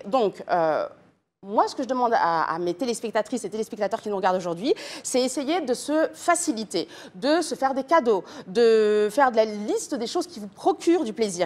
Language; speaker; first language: French; native; French